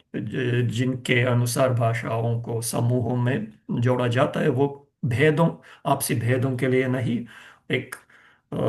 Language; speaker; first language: Hindi; non-native, fluent; Ukrainian